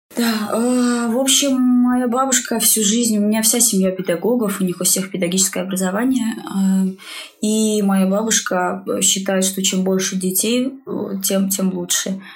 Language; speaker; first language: Russian; native; Russian